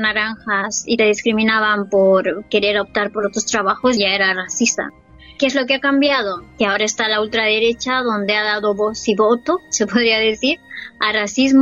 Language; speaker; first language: Spanish; native; Spanish